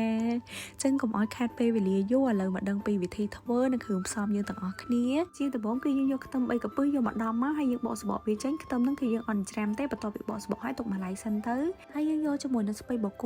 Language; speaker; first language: Khmer; native; Khmer